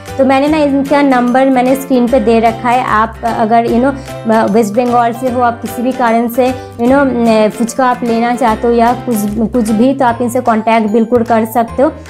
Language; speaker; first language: Hindi; non-native, local second language; Bangla